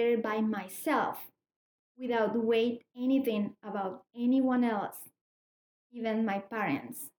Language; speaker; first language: English; non-native, learner; Spanish